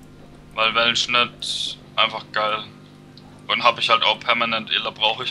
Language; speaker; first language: German; native; German